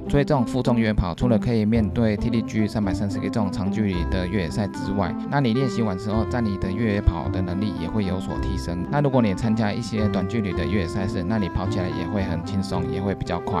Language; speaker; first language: Chinese; native; Chinese